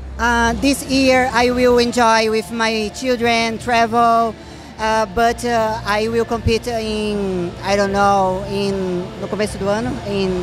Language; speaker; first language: English; non-native, learner; Portuguese